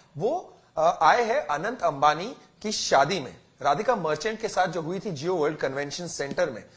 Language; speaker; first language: Hindi; native; Hindi